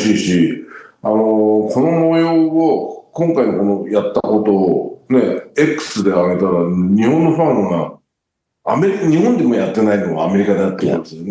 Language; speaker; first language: Japanese; native; Japanese